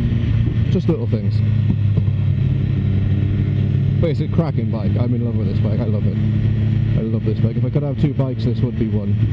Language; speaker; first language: English; native; English